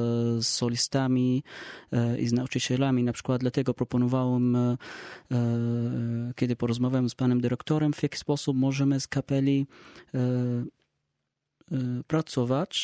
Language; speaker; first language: Polish; non-native, learner; Arabic